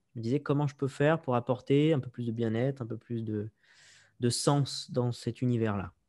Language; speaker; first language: French; native; French